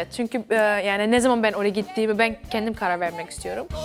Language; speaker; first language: Turkish; early bilingual, heritage; Dutch